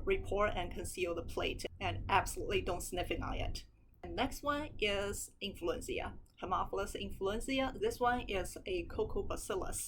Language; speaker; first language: English; non-native, fluent; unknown